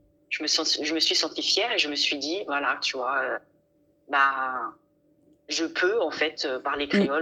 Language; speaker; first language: French; native; French